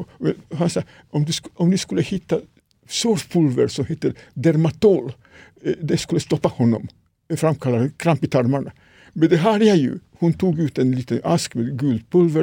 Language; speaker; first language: Swedish; non-native, fluent; Serbian